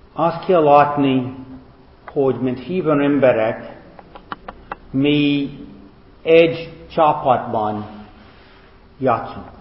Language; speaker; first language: Hungarian; non-native, fluent; English